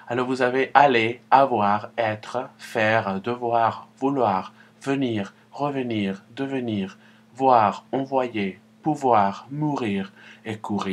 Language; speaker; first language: French; non-native, fluent; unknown